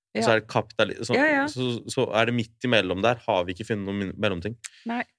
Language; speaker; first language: Norwegian; early bilingual, other home language; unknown